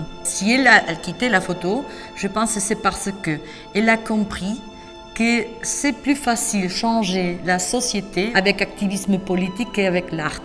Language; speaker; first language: French; non-native, fluent; Spanish